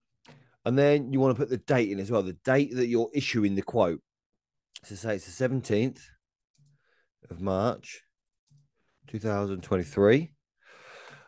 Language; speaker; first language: English; native; English